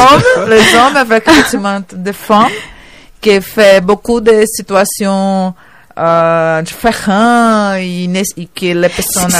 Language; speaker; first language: French; non-native, learner; Portuguese